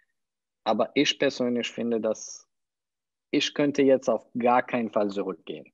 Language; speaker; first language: German; non-native, fluent; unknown